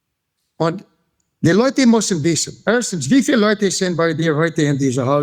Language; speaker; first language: German; non-native, fluent; English